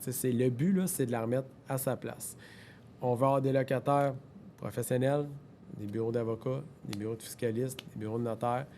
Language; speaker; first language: French; native; French